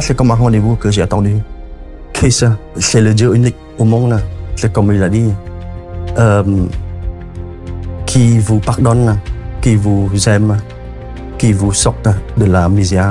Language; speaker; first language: French; non-native, fluent; Khmer